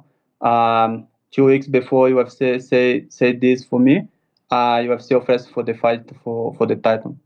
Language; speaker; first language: English; non-native, learner; Portuguese